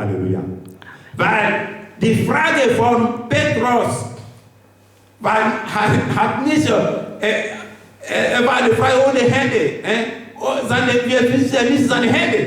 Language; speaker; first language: German; non-native, learner; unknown